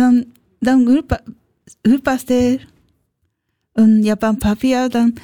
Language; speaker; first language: German; non-native, learner; Japanese